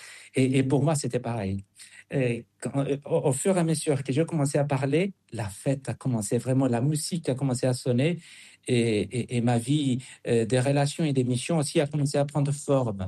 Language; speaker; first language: French; non-native, fluent; Spanish